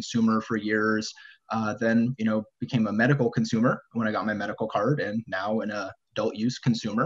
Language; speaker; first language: English; native; English